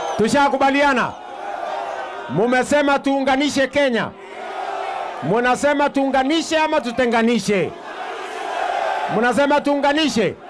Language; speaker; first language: Swahili; non-native, local second language; Kalenjin